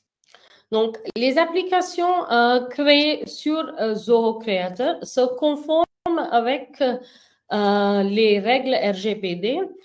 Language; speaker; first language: French; non-native, fluent; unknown